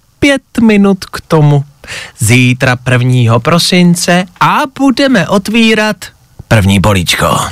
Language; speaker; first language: Czech; native; Czech